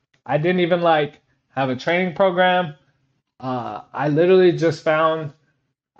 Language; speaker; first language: English; native; English